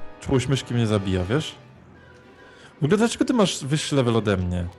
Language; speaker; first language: Polish; native; Polish